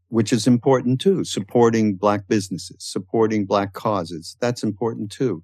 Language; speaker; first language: English; native; English